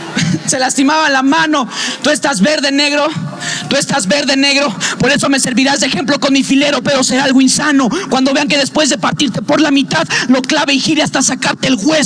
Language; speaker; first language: Spanish; native; Spanish